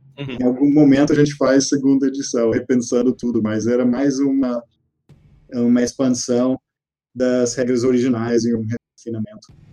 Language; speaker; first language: Portuguese; non-native, fluent; English